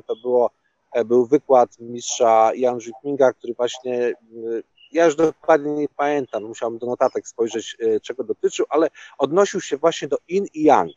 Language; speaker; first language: Polish; native; Polish